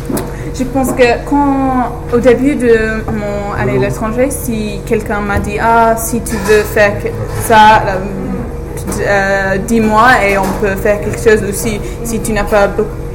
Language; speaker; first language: French; non-native, learner; English